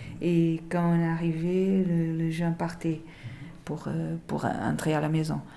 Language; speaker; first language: French; non-native, learner; Portuguese